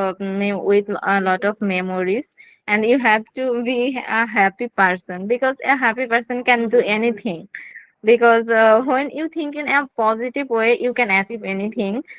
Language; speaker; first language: English; non-native, learner; Bangla